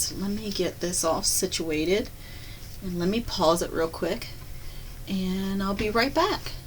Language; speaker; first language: English; native; English